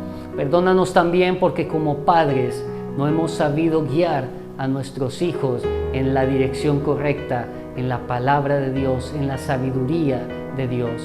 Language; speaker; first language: Spanish; native; Spanish